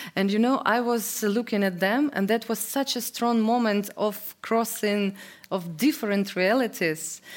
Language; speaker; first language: English; non-native, fluent; Ukrainian